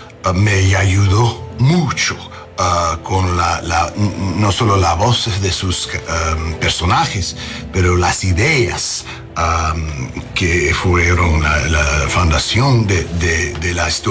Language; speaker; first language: Spanish; non-native, learner; English